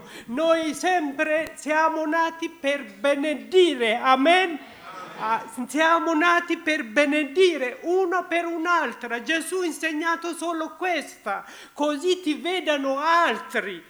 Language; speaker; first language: Italian; non-native, learner; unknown